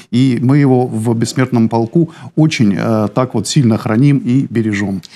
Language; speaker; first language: Russian; native; Russian